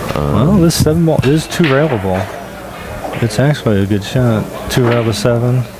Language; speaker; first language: English; native; English